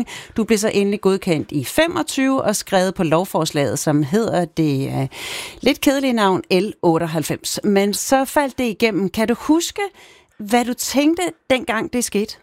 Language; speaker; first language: Danish; native; Danish